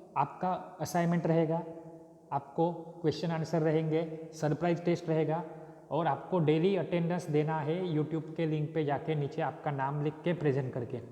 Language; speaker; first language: Hindi; non-native, local second language; Marathi